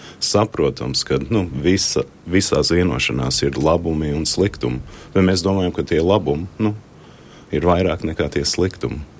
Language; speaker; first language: Latvian; early bilingual, heritage; Latvian